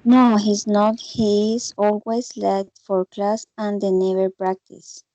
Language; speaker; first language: English; non-native, learner; Spanish